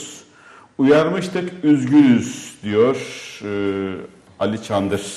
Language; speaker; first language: Turkish; native; Turkish